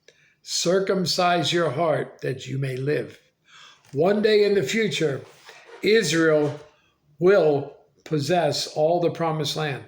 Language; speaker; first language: English; native; English